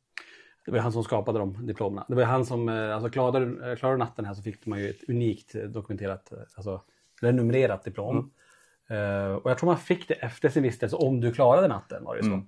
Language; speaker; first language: Swedish; native; Swedish